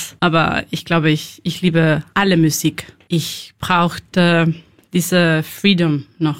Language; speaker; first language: German; non-native, learner; Spanish